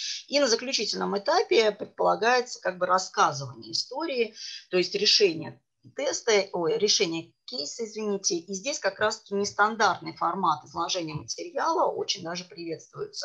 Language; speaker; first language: Russian; native; Russian